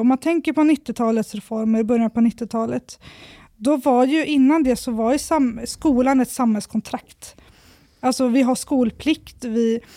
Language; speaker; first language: Swedish; native; Swedish